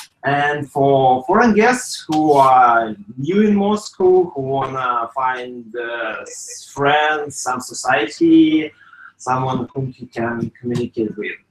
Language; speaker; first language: English; non-native, fluent; Russian